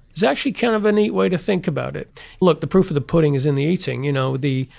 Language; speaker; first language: English; native; English